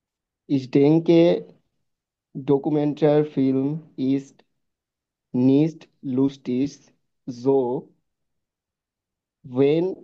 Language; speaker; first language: German; non-native, learner; Bangla